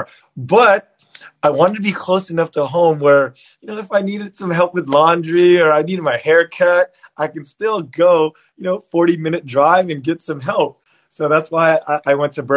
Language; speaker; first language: English; native; English